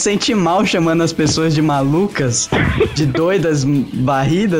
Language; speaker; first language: Portuguese; native; Portuguese